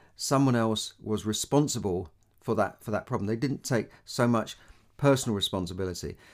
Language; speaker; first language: English; native; English